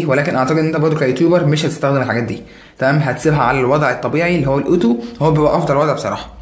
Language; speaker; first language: Arabic; native; Arabic